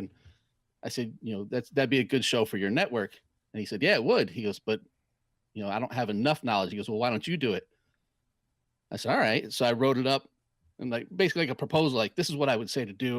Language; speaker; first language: English; native; English